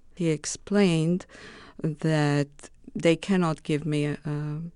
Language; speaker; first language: English; non-native, fluent; Romanian